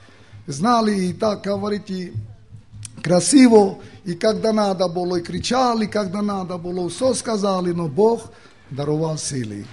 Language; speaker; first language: Ukrainian; non-native, local second language; Romany